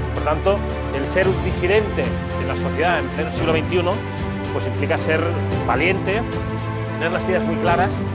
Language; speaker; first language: Spanish; native; Spanish